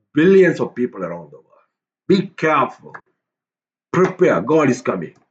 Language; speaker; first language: English; non-native, local second language; Tamil